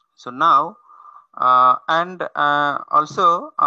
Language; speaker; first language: English; non-native, local second language; Bangla